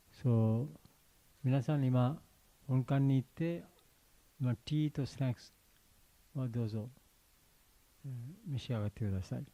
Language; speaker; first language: Japanese; non-native, learner; Bangla